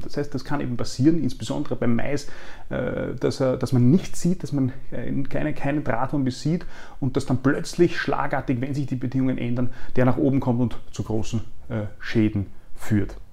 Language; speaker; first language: German; native; German